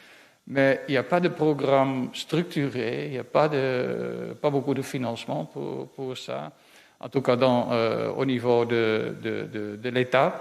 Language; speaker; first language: French; non-native, fluent; Dutch